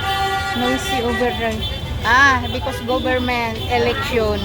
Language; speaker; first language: English; non-native, learner; Filipino